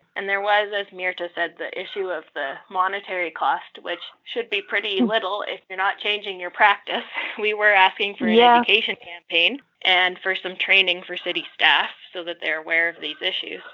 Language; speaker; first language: English; native; English